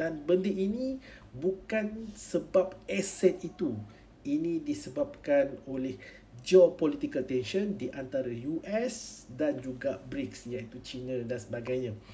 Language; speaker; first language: Malay; native; Malay